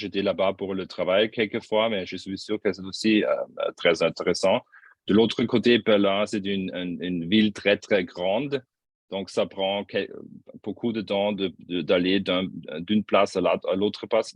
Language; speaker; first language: French; non-native, fluent; German